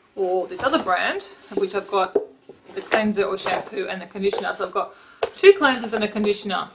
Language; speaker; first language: English; native; English